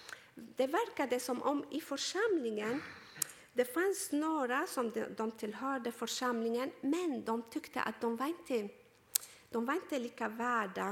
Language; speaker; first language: Swedish; non-native, fluent; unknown